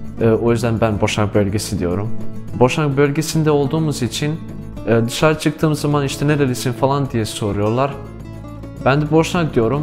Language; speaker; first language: Turkish; non-native, fluent; Bosnian